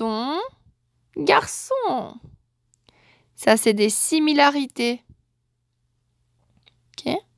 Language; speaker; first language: French; non-native, fluent; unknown